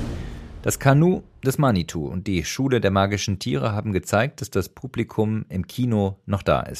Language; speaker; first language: German; native; German